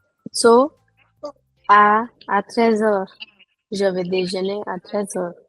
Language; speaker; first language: French; non-native, fluent; Hindi